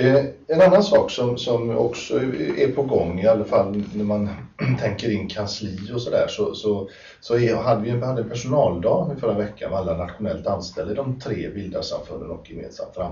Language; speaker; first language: Swedish; native; Swedish